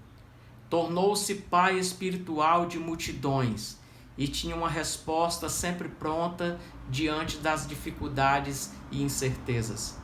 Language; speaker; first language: Portuguese; native; Portuguese